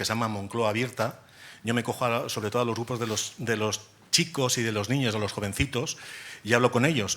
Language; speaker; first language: Spanish; native; Spanish